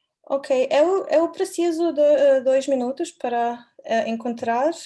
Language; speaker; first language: Portuguese; non-native, learner; Croatian